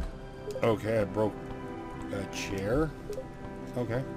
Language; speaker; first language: English; native; English